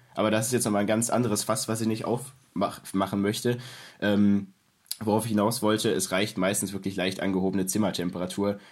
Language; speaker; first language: German; native; German